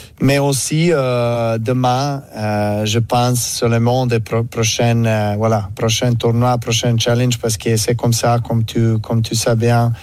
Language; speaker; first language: French; non-native, learner; Serbian